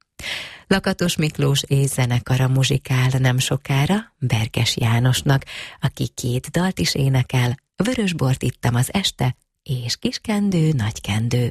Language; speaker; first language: Hungarian; native; Hungarian